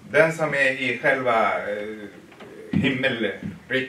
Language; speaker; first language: Swedish; non-native, fluent; Tigrinya